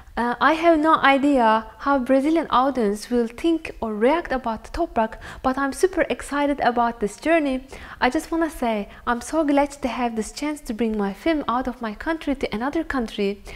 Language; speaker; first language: English; non-native, fluent; Turkish